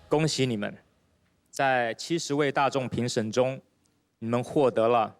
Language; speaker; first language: Chinese; native; Chinese